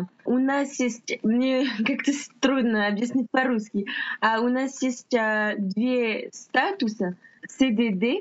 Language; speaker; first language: Russian; non-native, fluent; French